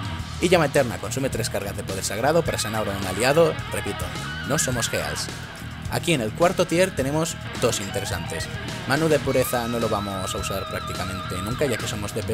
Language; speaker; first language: Spanish; native; Spanish